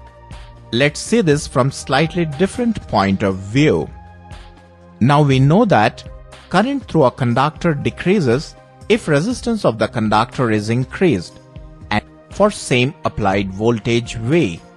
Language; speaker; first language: English; non-native, local second language; Telugu